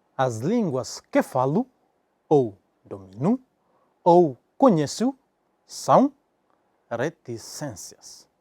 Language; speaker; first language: Portuguese; non-native, local second language; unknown